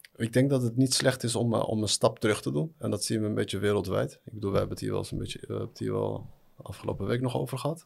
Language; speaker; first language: Dutch; early bilingual, other home language; Arabic